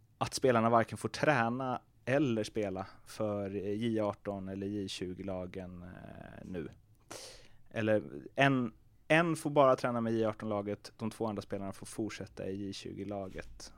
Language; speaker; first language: Swedish; native; Swedish